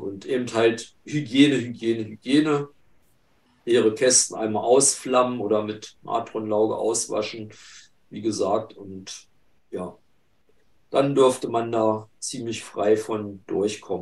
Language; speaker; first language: German; native; German